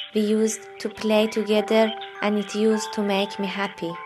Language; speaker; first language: Norwegian; non-native, fluent; Persian